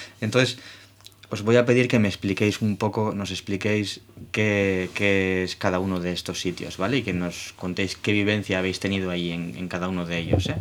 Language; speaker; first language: Spanish; native; Spanish